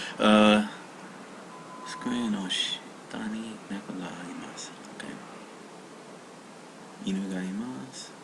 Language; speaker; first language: Japanese; non-native, learner; English